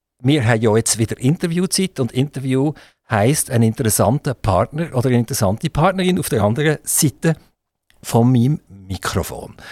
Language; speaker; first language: German; native; German